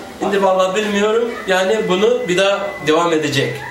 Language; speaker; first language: Turkish; non-native, fluent; Turkmen